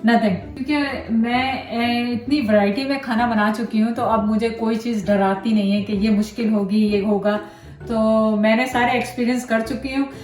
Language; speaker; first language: Urdu; native; Urdu